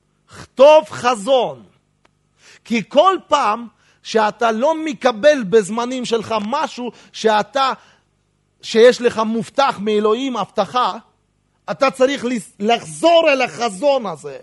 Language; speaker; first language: Hebrew; non-native, fluent; Russian